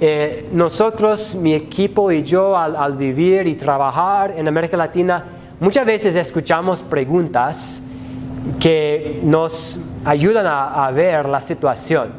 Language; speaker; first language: Spanish; non-native, fluent; English